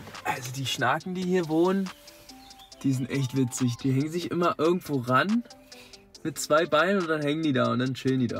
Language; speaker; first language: German; native; German